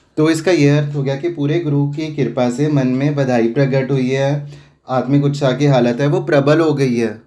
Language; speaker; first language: Hindi; non-native, local second language; Punjabi